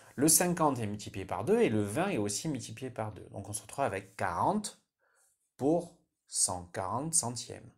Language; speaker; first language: French; native; French